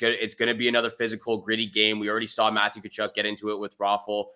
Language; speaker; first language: English; native; English